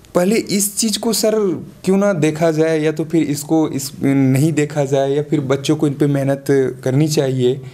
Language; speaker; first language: Hindi; native; Hindi